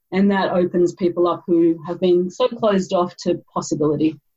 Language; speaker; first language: English; native; English